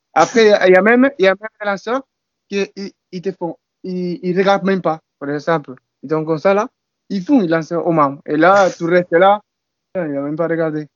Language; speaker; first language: French; non-native, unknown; Spanish